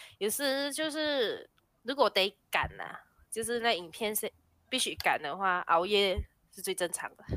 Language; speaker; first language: Chinese; native; Chinese